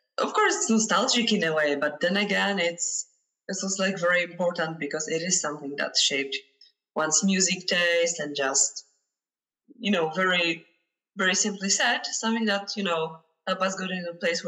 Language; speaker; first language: English; non-native, fluent; Polish